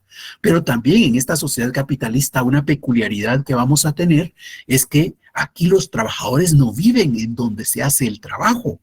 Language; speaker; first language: Spanish; native; Spanish